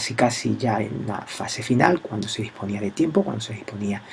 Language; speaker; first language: Spanish; native; Spanish